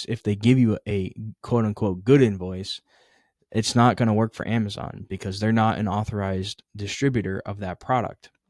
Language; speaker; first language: English; native; English